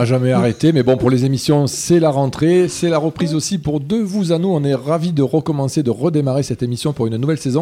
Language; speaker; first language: French; native; French